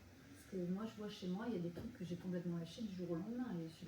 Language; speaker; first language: French; native; French